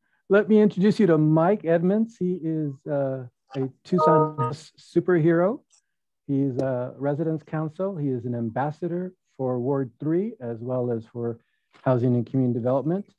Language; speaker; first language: English; early bilingual, other home language; Spanish